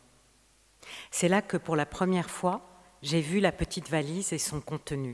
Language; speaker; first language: French; native; French